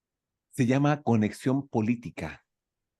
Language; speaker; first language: Spanish; native; Spanish